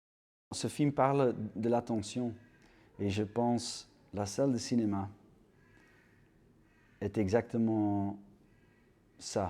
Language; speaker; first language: French; non-native, local second language; Dutch